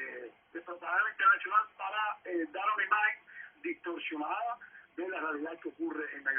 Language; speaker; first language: Spanish; native; Spanish